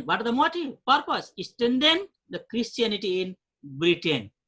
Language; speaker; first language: English; non-native, fluent; Nepali